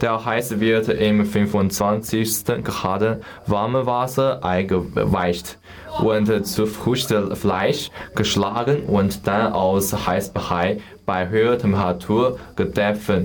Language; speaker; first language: German; non-native, learner; Chinese